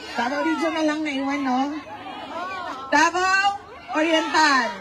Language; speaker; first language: Filipino; non-native, local second language; Cebuano